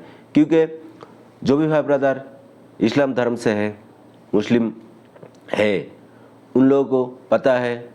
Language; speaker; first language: Hindi; non-native, local second language; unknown